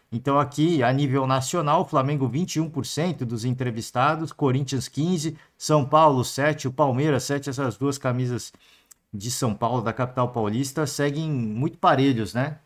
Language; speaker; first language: Portuguese; native; Portuguese